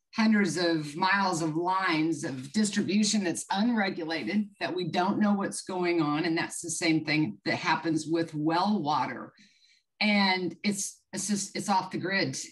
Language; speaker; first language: English; native; English